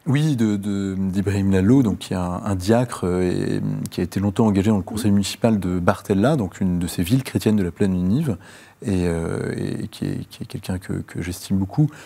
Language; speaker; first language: French; native; French